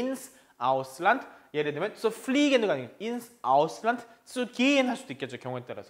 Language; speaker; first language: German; non-native, fluent; Korean